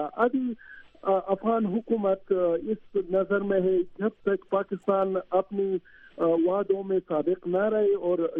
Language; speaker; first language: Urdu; non-native, learner; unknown